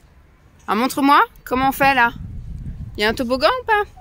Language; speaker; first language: French; native; French